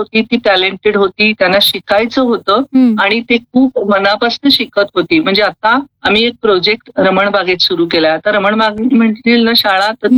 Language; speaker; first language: Marathi; non-native, local second language; Kannada